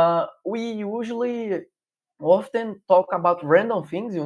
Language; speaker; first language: English; non-native, learner; Portuguese